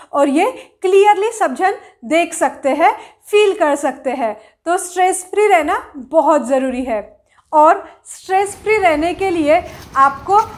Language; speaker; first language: Hindi; non-native, local second language; Marathi